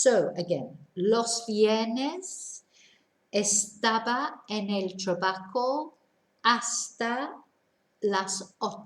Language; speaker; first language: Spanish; non-native, fluent; English